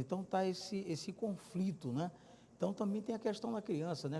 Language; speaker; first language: Portuguese; native; Portuguese